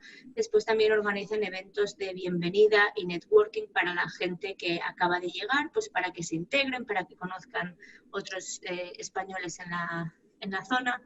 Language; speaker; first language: Spanish; native; Spanish